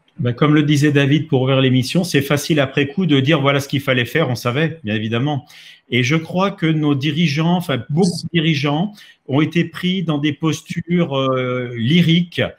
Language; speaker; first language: French; native; French